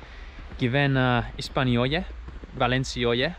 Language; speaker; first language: Lithuanian; non-native, learner; English